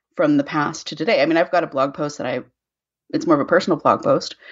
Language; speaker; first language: English; native; English